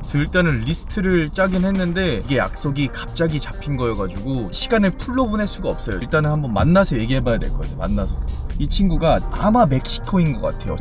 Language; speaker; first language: Korean; native; Korean